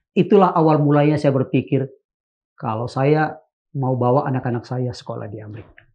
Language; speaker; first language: Indonesian; non-native, local second language; Batak Toba